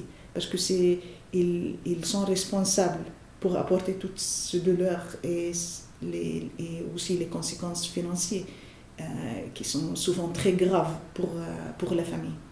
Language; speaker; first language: French; non-native, fluent; Arabic